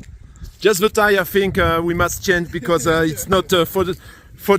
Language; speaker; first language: English; non-native, learner; French